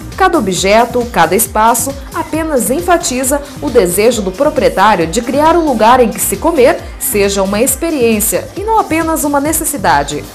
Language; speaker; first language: Portuguese; native; Portuguese